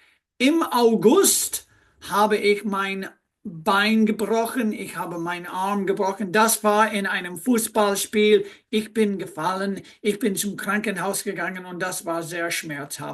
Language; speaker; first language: German; non-native, fluent; English